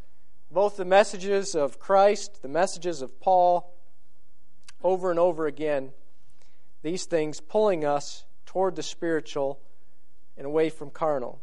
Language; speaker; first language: English; native; English